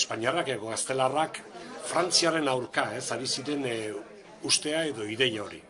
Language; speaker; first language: Basque; native; Basque